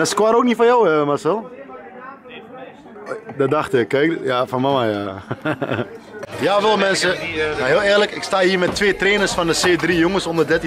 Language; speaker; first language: Dutch; native; Dutch